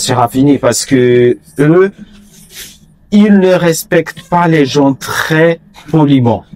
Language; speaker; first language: French; non-native, fluent; Chinese